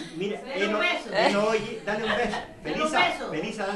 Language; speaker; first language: Spanish; native; Spanish